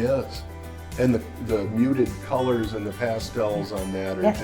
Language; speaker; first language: English; native; English